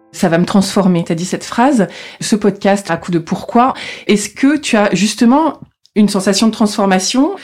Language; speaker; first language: French; native; French